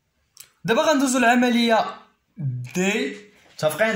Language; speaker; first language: Arabic; native; Arabic